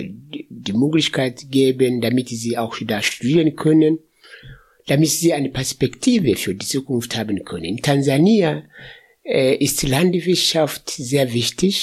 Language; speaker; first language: German; non-native, fluent; Swahili